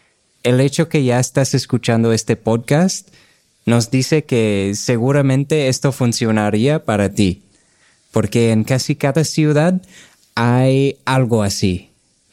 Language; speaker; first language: Spanish; non-native, fluent; English